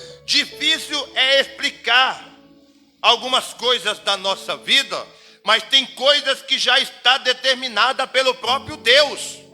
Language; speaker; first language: Portuguese; native; Portuguese